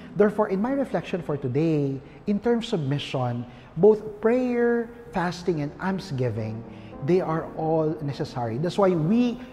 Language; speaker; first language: English; non-native, local second language; Filipino